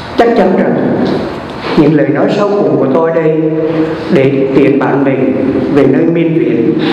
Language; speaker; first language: Vietnamese; native; Vietnamese